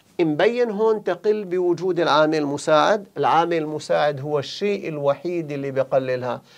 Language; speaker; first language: Arabic; native; Arabic